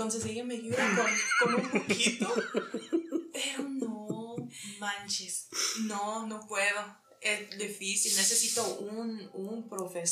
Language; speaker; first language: Spanish; early bilingual, heritage; English